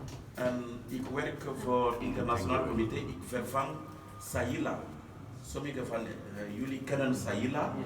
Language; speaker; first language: Dutch; non-native, fluent; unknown